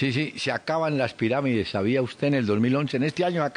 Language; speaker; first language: Spanish; native; Spanish